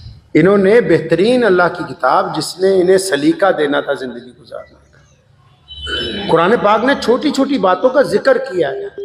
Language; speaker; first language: Urdu; native; Urdu